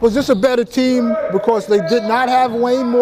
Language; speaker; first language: English; native; English